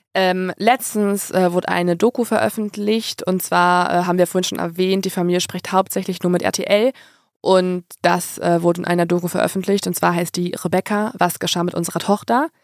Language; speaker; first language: German; native; German